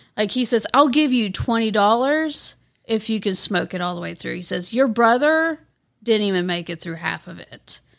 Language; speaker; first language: English; native; English